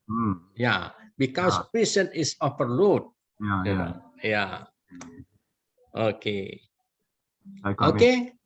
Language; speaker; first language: English; non-native, learner; Indonesian